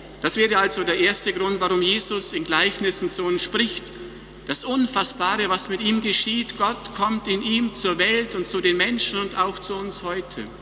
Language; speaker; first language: German; native; German